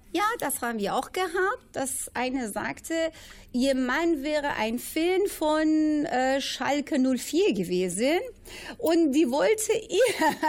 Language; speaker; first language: German; non-native, fluent; Persian